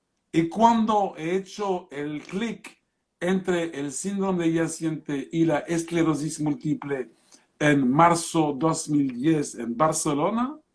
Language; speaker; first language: Spanish; non-native, fluent; French